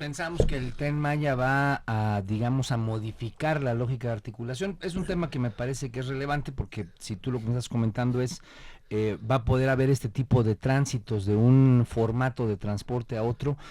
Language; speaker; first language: Spanish; native; Spanish